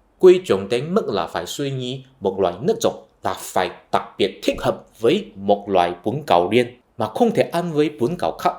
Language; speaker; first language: Vietnamese; non-native, fluent; Chinese